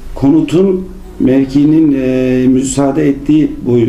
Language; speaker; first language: Turkish; native; Turkish